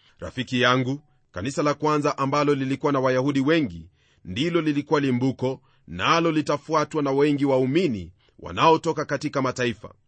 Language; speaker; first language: Swahili; non-native, local second language; Luyia